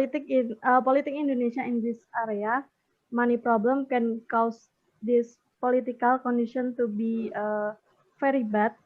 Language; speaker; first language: English; non-native, learner; Indonesian